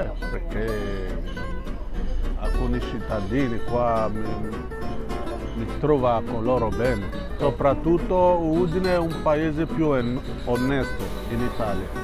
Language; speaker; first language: Italian; non-native, learner; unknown